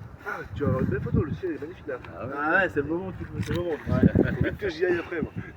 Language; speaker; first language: French; native; French